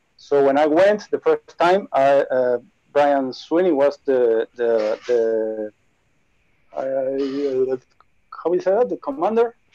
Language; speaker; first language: English; non-native, learner; Spanish